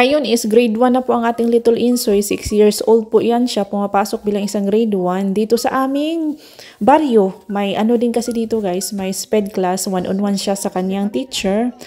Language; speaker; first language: Filipino; non-native, local second language; Cebuano